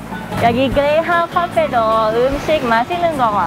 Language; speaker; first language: Korean; non-native, fluent; Thai